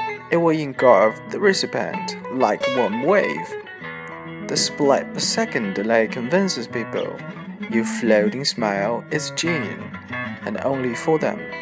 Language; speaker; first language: English; non-native, fluent; Chinese